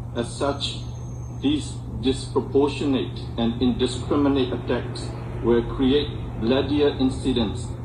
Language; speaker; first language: English; non-native, fluent; Burmese